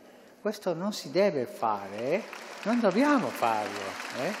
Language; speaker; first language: Italian; non-native, fluent; Spanish